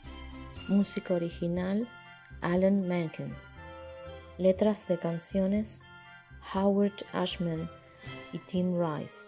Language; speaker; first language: Spanish; native; Spanish